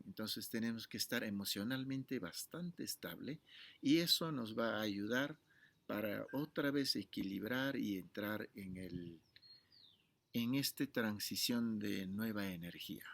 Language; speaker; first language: Spanish; non-native, fluent; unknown